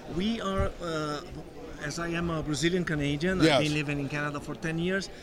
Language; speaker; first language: English; non-native, fluent; Portuguese